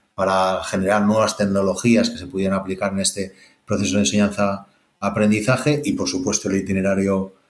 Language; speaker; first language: Spanish; native; Spanish